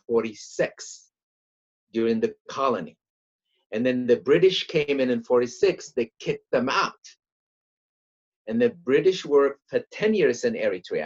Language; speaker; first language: English; non-native, fluent; Tigrinya